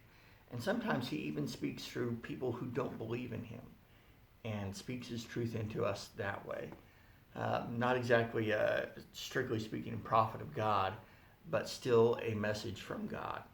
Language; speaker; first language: English; native; English